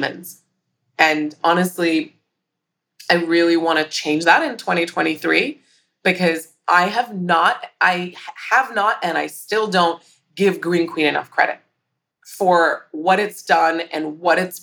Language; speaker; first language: English; native; English